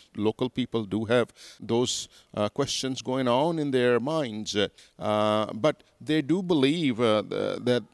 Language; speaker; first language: English; non-native, local second language; Urdu